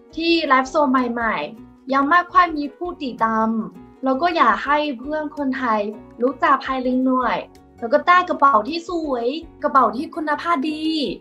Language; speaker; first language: Thai; non-native, fluent; Chinese